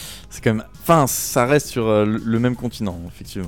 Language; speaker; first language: French; native; French